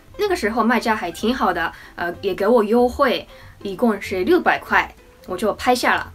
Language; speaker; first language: Chinese; non-native, fluent; Japanese